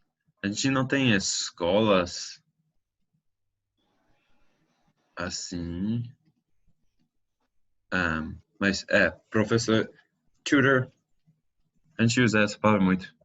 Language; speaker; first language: Portuguese; non-native, fluent; English